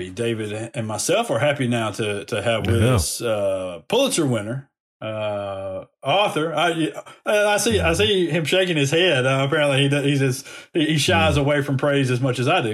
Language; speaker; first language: English; native; English